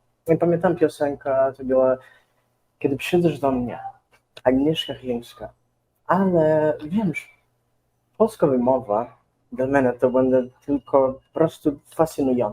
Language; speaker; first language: Polish; non-native, learner; Portuguese